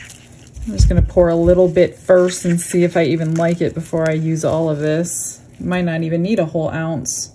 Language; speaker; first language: English; native; English